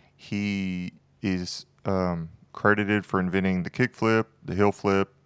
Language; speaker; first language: English; native; English